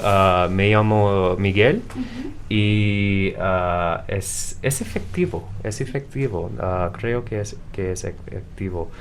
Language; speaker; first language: Spanish; non-native, learner; English